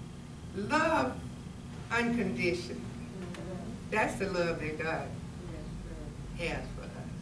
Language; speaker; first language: English; native; English